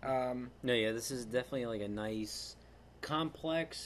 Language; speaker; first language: English; native; English